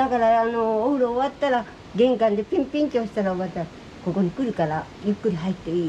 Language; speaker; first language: Japanese; native; Japanese